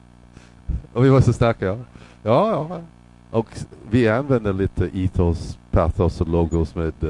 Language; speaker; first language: Swedish; non-native, fluent; English